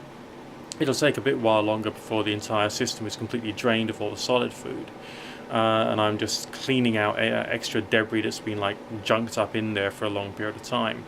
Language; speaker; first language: English; native; English